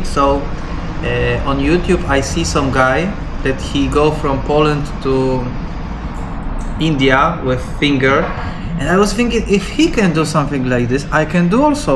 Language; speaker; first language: English; non-native, learner; Polish